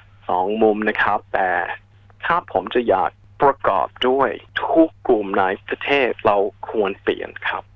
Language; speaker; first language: Thai; non-native, fluent; English